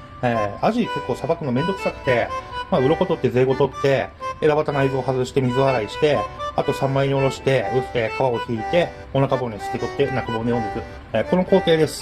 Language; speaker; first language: Japanese; native; Japanese